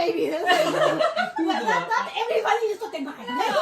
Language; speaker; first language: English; non-native, local second language; Bangla